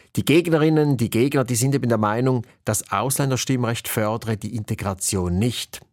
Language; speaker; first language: German; native; German